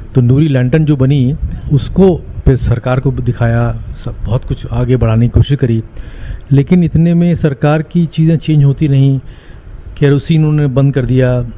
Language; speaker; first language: Hindi; native; Hindi